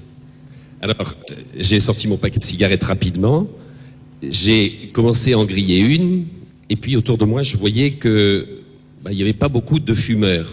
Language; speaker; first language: French; native; French